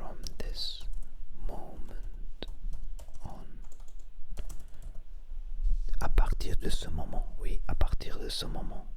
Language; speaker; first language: French; non-native, learner; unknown